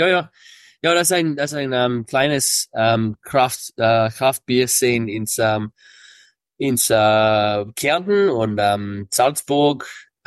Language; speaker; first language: German; early bilingual, heritage; English